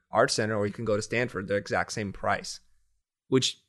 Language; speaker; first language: English; native; English